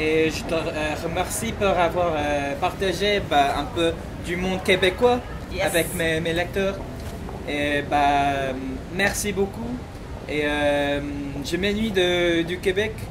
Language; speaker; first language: French; non-native, fluent; English